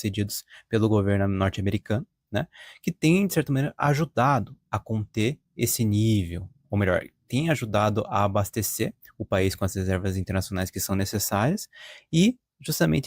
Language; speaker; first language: Portuguese; native; Portuguese